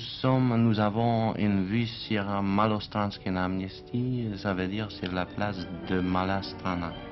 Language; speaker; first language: French; non-native, fluent; Czech